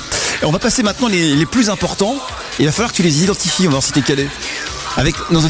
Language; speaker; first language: French; native; French